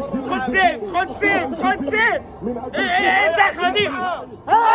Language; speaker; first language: Arabic; native; Arabic